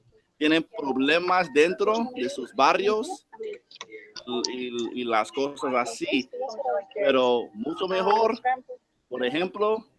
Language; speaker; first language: Spanish; non-native, learner; English